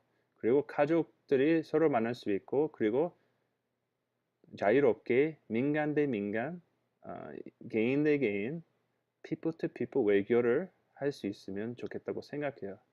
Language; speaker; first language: Korean; non-native, fluent; English